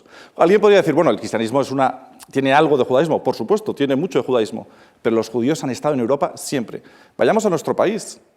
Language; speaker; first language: Spanish; native; Spanish